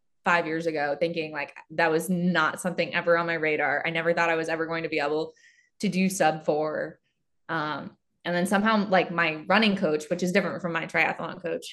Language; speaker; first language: English; native; English